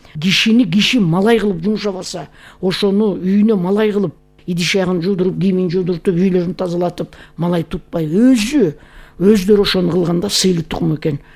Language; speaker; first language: Kyrgyz; native; Kyrgyz